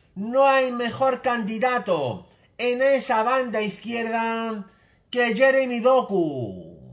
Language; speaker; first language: Spanish; native; Spanish